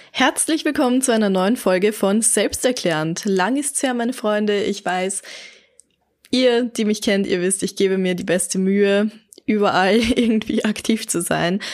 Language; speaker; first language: German; native; German